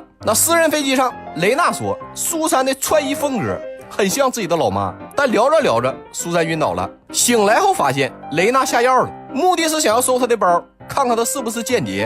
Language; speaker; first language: Chinese; native; Chinese